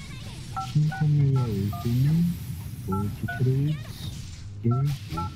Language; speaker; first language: Portuguese; native; Portuguese